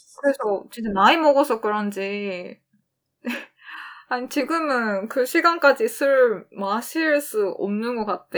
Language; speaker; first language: Korean; non-native, fluent; Japanese